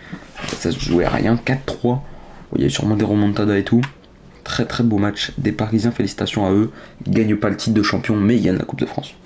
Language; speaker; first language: French; native; French